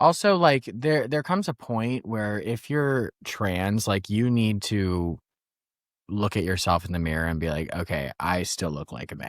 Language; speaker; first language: English; native; English